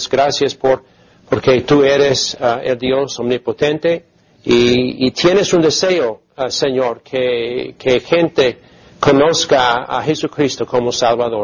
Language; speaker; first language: Spanish; non-native, fluent; English